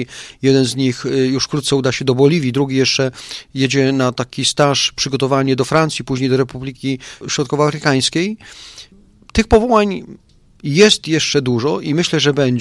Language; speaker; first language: Polish; native; Polish